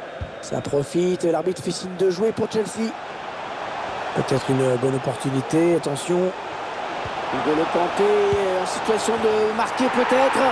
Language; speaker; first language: French; native; French